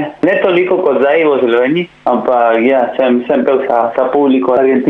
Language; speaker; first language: Slovenian; non-native, learner; Spanish